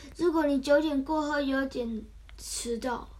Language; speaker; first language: Chinese; early bilingual, heritage; Chinese